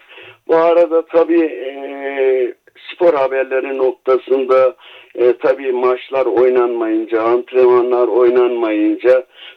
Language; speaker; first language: Turkish; native; Turkish